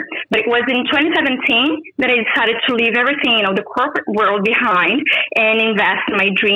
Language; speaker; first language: English; non-native, fluent; Portuguese